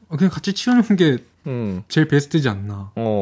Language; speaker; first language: Korean; native; Korean